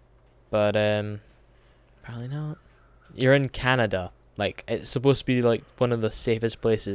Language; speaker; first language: English; native; English